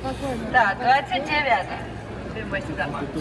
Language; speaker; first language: Russian; non-native, fluent; Georgian